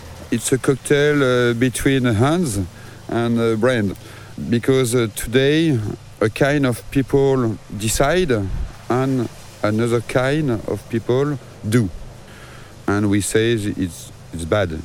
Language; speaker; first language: English; non-native, learner; French